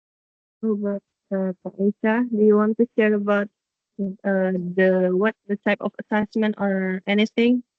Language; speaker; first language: English; non-native, learner; Indonesian